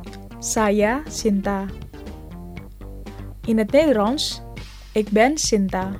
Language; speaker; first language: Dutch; non-native, learner; Indonesian